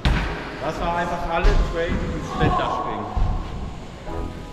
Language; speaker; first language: German; native; German